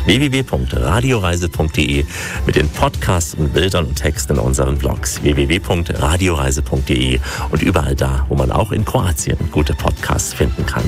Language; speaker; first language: German; native; German